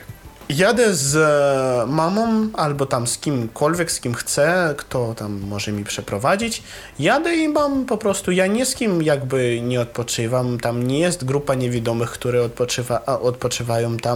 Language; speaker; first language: Polish; non-native, fluent; Russian